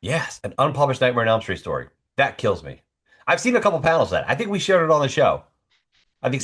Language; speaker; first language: English; native; English